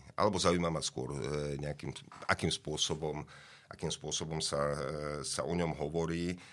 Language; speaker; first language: Slovak; native; Slovak